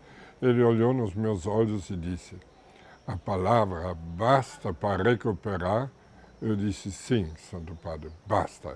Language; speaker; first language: Portuguese; non-native, fluent; German